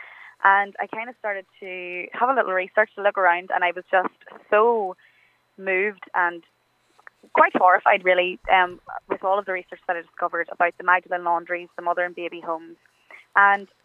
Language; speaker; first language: English; native; English